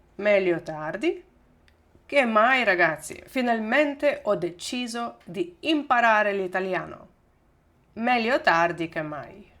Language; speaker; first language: Italian; non-native, fluent; Ukrainian